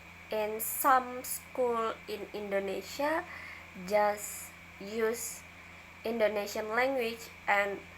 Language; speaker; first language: English; non-native, learner; Indonesian